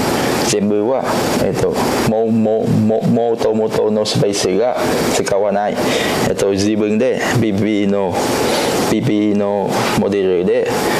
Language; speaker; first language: Japanese; non-native, learner; Cantonese